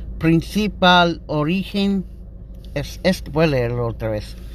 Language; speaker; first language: Spanish; non-native, learner; English